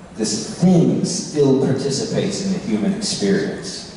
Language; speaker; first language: English; native; English